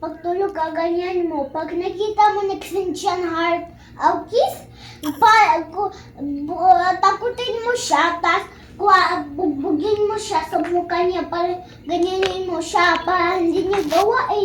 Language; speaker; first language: Filipino; non-native, learner; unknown